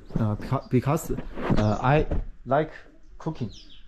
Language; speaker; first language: English; non-native, learner; Chinese